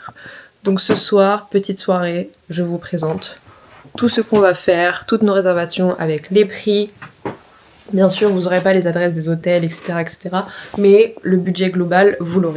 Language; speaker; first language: French; native; French